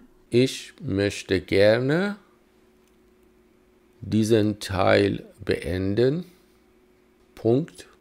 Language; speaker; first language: German; non-native, fluent; Persian